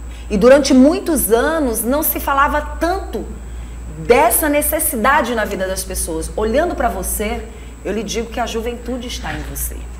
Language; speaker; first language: Portuguese; native; Portuguese